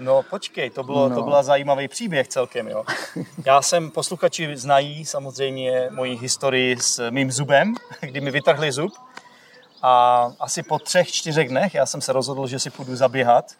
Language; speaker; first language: Czech; native; Czech